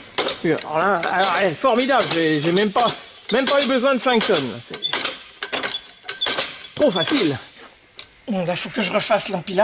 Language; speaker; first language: French; native; French